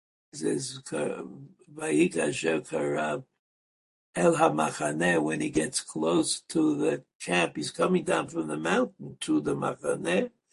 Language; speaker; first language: English; native; English